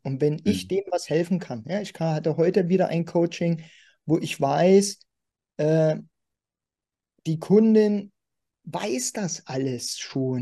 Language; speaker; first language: German; native; German